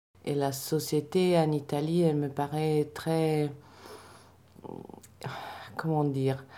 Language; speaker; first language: French; non-native, fluent; Italian